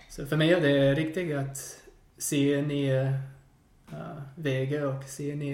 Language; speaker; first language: Swedish; non-native, fluent; English